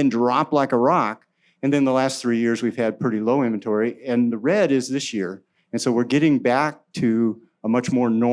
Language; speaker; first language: English; native; English